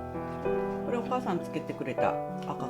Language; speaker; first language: Japanese; native; Japanese